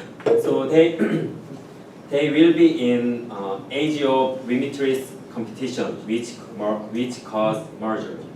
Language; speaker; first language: English; non-native, learner; Korean